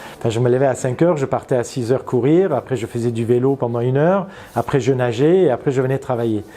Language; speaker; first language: French; non-native, fluent; Armenian